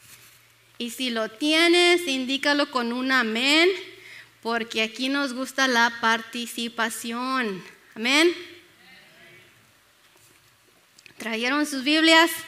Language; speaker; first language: Spanish; early bilingual, other home language; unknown